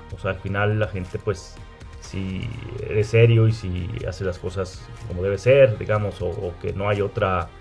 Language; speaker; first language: Spanish; native; Spanish